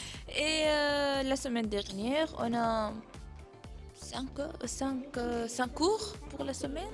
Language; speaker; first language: French; non-native, fluent; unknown